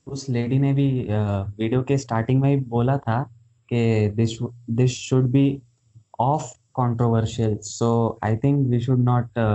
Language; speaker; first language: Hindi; non-native, local second language; Marathi